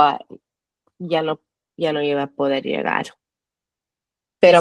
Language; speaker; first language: Spanish; early bilingual, heritage; English